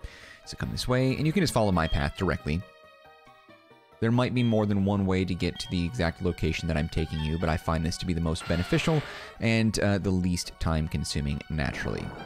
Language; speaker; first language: English; native; English